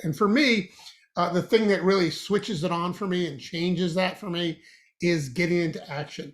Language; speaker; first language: English; native; English